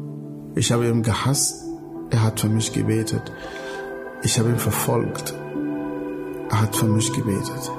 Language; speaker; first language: German; non-native, fluent; Arabic